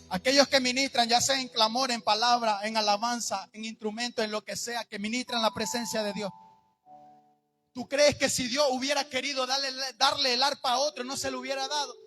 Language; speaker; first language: Spanish; native; Spanish